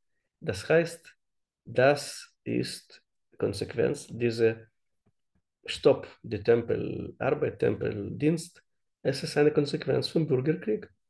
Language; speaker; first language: German; non-native, learner; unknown